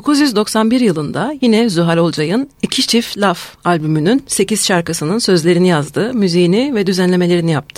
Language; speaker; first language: Turkish; native; Turkish